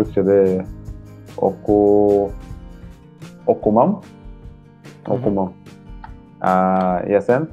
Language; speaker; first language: Turkish; non-native, learner; Portuguese